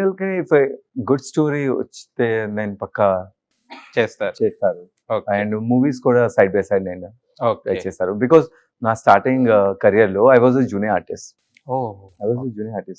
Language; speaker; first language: Telugu; non-native, learner; Hindi